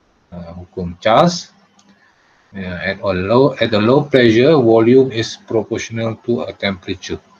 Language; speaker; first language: English; non-native, local second language; Malay